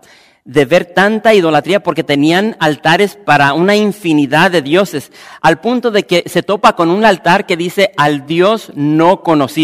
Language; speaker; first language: Spanish; native; Spanish